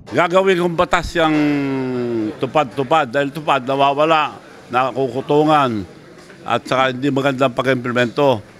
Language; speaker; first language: Filipino; non-native, local second language; Iloko